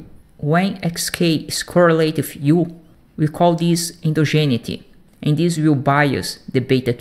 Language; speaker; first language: English; non-native, fluent; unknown